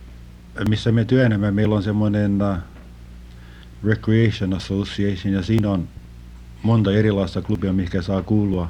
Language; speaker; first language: Finnish; early bilingual, heritage; Finnish